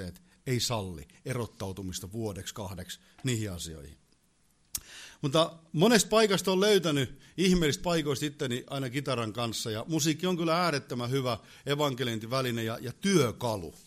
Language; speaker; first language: Finnish; native; Finnish